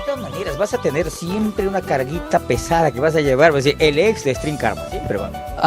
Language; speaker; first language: Spanish; native; Spanish